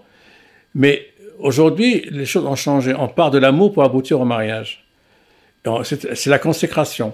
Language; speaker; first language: French; non-native, local second language; Arabic